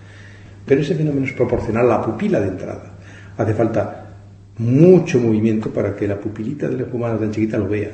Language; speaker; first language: Spanish; native; Spanish